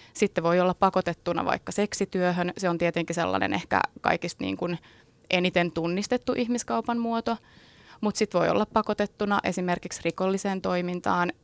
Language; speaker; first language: Finnish; native; Finnish